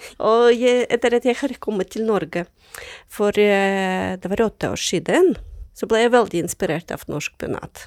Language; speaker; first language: Norwegian; non-native, fluent; Ukrainian